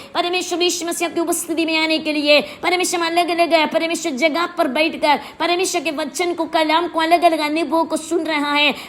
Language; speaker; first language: Hindi; non-native, local second language; Malayalam